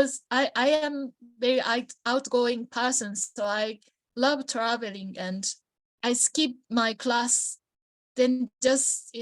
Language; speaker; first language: English; non-native, learner; Japanese